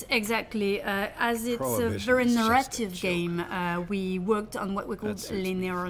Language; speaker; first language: English; non-native, fluent; French